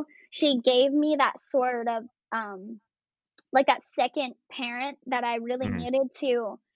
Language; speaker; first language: English; native; English